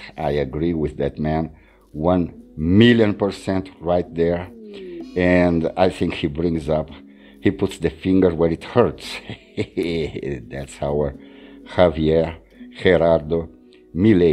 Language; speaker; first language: English; non-native, fluent; Portuguese